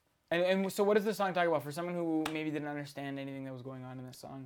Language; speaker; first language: English; native; English